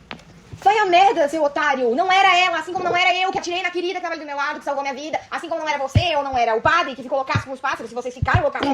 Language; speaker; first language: Portuguese; native; Portuguese